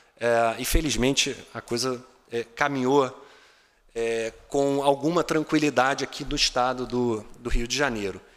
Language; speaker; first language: Portuguese; native; Portuguese